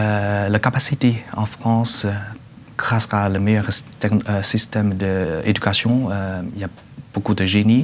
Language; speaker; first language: French; non-native, learner; Chinese